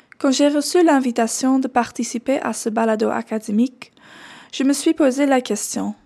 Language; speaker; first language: French; non-native, fluent; Dutch